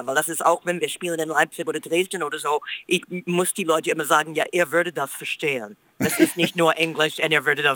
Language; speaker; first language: German; non-native, fluent; English